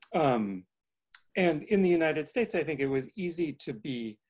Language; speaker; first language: English; native; English